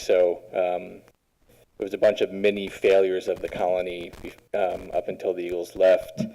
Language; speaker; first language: English; native; English